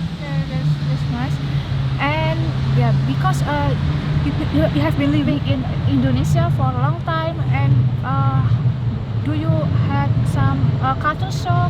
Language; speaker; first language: English; non-native, learner; Indonesian